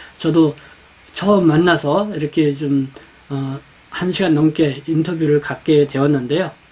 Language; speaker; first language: Korean; native; Korean